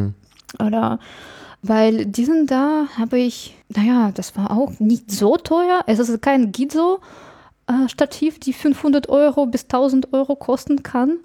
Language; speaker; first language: German; non-native, fluent; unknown